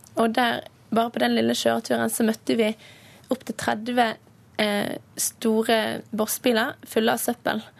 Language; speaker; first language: Norwegian; native; Norwegian